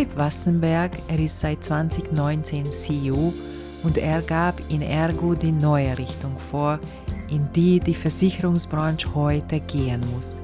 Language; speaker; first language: German; non-native, fluent; Hungarian